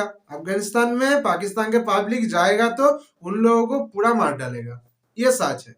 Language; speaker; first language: Hindi; non-native, local second language; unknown